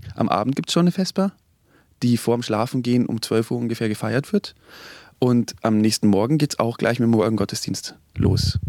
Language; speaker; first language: German; native; German